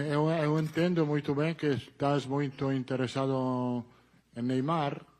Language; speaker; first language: Portuguese; non-native, learner; Italian